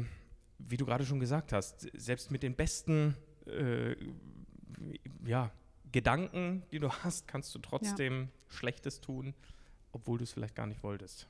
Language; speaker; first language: German; native; German